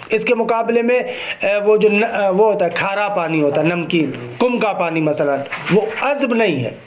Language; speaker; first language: Urdu; non-native, local second language; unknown